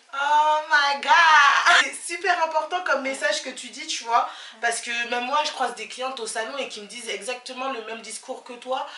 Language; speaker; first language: French; native; French